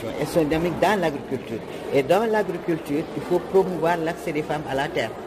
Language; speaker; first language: French; non-native, local second language; Wolof